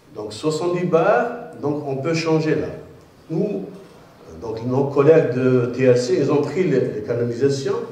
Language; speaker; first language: French; non-native, local second language; Arabic